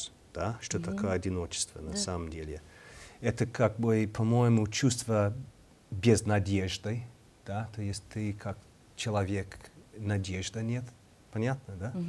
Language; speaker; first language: Russian; non-native, learner; English